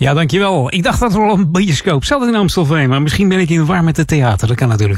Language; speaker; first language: Dutch; native; Dutch